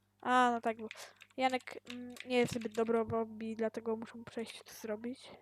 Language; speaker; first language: Polish; native; Polish